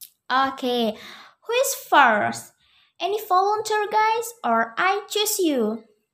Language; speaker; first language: English; non-native, learner; Indonesian